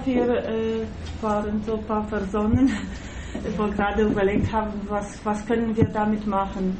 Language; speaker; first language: German; non-native, fluent; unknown